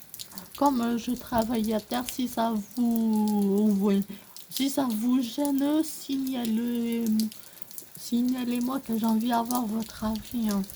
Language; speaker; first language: French; native; French